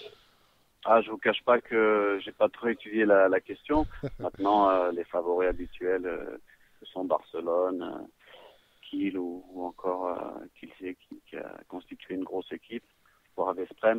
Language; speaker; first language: French; native; French